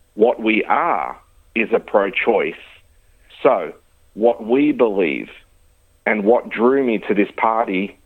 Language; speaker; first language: English; early bilingual, other home language; Greek